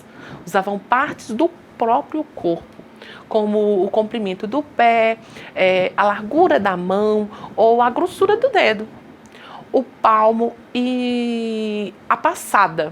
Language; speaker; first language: Portuguese; native; Portuguese